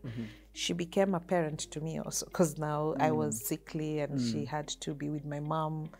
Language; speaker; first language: English; non-native, local second language; Luyia